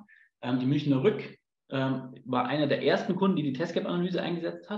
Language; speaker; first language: German; native; German